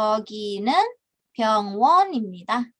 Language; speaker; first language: Korean; non-native, fluent; Indonesian